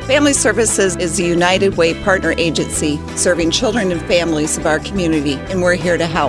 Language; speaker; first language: English; native; English